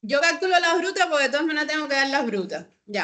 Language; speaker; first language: Spanish; native; Spanish